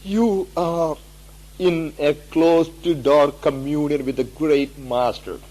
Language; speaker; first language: English; non-native, local second language; Malayalam